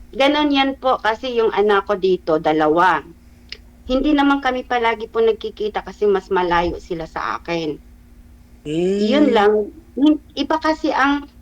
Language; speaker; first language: Filipino; non-native, local second language; Cebuano